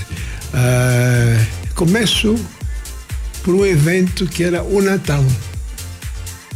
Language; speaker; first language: Portuguese; non-native, local second language; Kongo